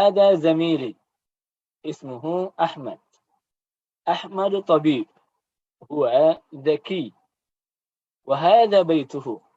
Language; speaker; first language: Arabic; non-native, fluent; Indonesian